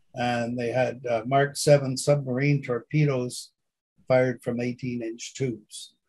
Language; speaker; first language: English; native; English